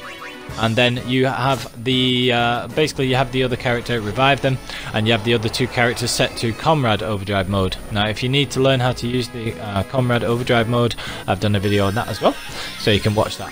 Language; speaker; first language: English; native; English